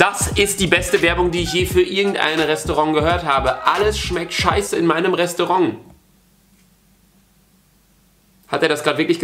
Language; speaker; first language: German; native; German